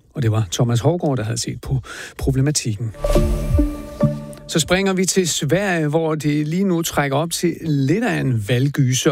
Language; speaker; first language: Danish; native; Danish